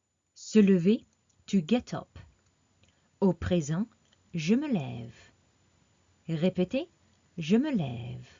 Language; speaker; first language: French; non-native, fluent; English